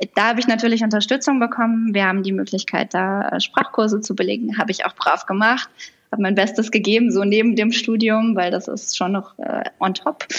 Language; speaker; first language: German; native; German